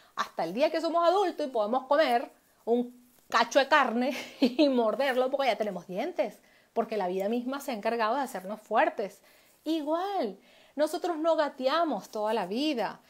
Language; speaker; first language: Spanish; native; Spanish